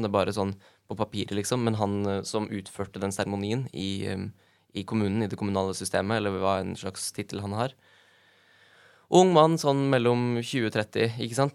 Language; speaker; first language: Norwegian; native; Norwegian